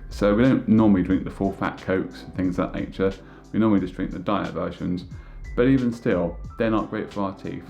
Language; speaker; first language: English; native; English